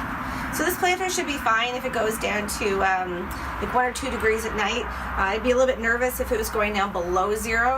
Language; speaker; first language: English; native; English